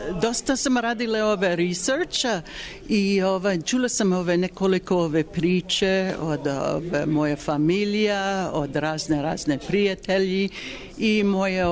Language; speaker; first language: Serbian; early bilingual, heritage; Serbian